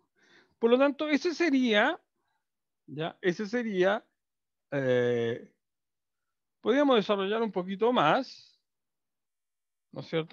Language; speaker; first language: Spanish; native; Spanish